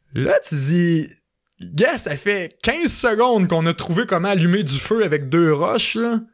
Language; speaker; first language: French; native; French